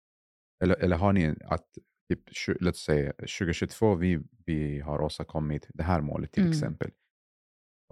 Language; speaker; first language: Swedish; non-native, fluent; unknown